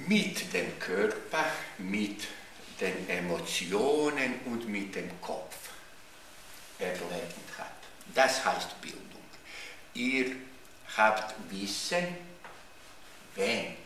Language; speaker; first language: German; non-native, fluent; Bosnian